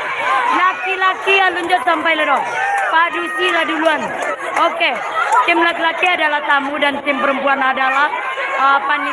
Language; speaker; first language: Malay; non-native, local second language; Minangkabau